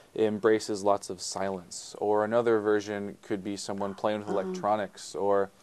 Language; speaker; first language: English; native; English